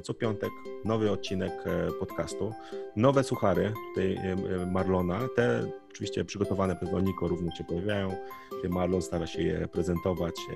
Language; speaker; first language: Polish; native; Polish